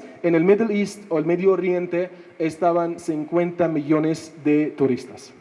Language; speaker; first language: Spanish; non-native, fluent; Arabic